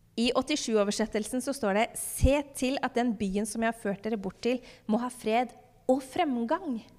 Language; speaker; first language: Norwegian; native; Norwegian